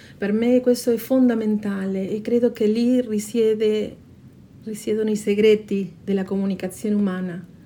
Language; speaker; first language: Italian; non-native, fluent; Spanish